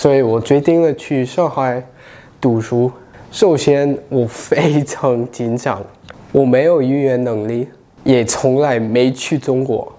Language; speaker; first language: Chinese; non-native, learner; English